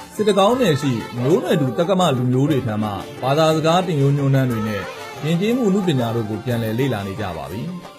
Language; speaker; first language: Burmese; native; Burmese